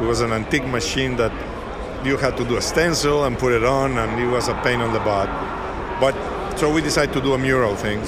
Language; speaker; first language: English; non-native, fluent; Spanish